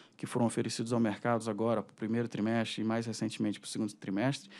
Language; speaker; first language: Portuguese; native; Portuguese